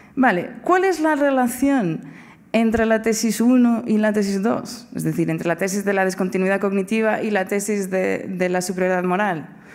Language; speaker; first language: Spanish; non-native, fluent; Portuguese